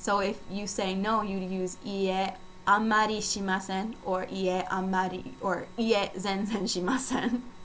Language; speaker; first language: Japanese; non-native, fluent; English